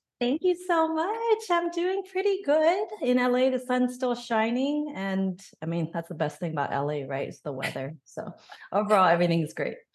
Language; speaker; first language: English; native; English